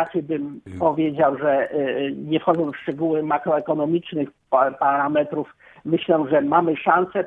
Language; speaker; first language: Polish; native; Polish